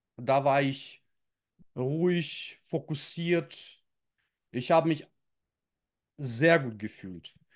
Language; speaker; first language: German; early bilingual, other home language; Russian